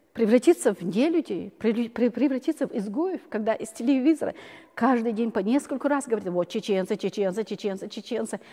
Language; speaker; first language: Russian; non-native, local second language; Chechen